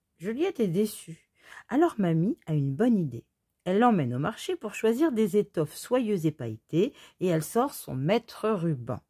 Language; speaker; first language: French; native; French